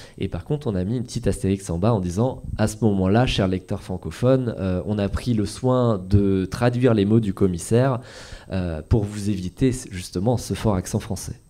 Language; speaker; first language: French; native; French